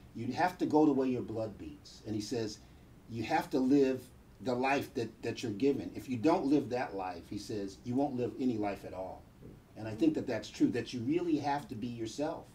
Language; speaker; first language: English; native; English